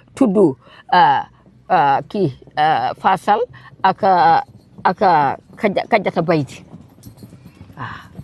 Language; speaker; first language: Wolof; non-native, local second language; Fula